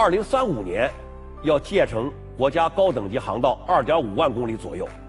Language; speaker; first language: Chinese; native; Chinese